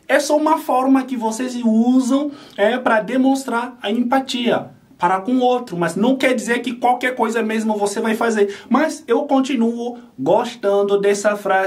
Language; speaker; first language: Portuguese; non-native, fluent; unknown